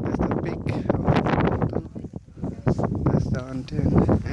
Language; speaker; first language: English; non-native, learner; French